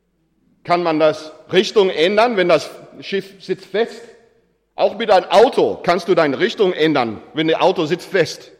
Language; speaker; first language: German; non-native, fluent; English